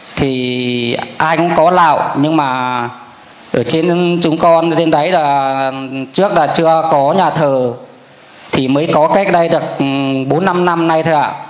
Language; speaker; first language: Vietnamese; non-native, local second language; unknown